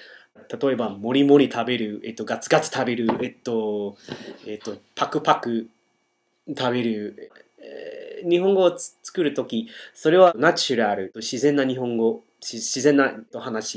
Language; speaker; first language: Japanese; non-native, learner; English